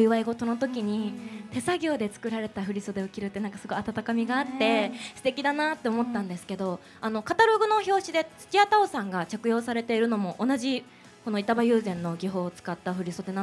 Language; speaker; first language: Japanese; native; Japanese